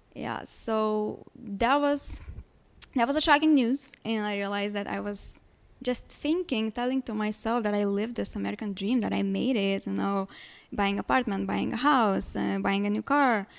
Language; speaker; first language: English; non-native, fluent; Lithuanian